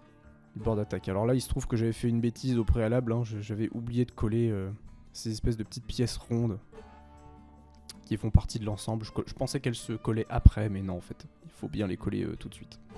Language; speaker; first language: French; native; French